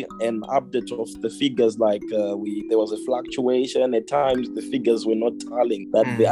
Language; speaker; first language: English; non-native, local second language; Shona